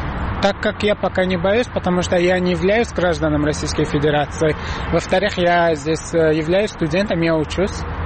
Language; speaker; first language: Russian; non-native, fluent; Uzbek